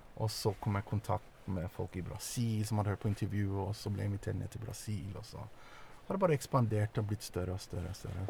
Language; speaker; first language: Norwegian; early bilingual, other home language; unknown